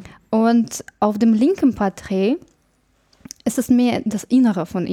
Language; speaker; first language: German; non-native, fluent; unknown